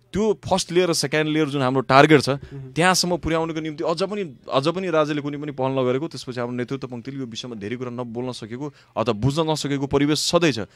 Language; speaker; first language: Nepali; non-native, local second language; Maithili